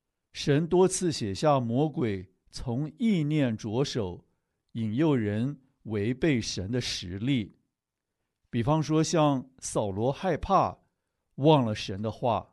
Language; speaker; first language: Chinese; native; Chinese